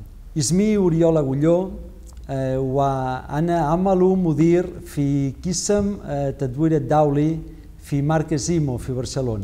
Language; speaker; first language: Arabic; non-native, learner; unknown